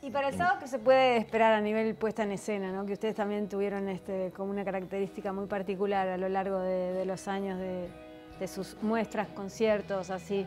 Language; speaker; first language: Spanish; native; Spanish